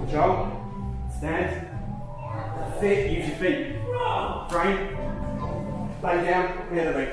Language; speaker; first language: English; native; English